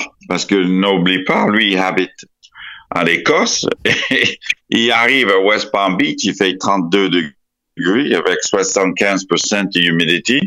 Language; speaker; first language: French; non-native, fluent; English